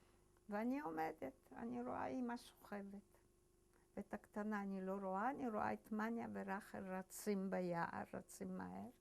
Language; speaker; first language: Hebrew; early bilingual, other home language; Polish